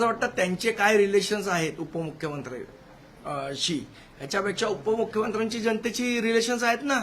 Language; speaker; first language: Marathi; native; Marathi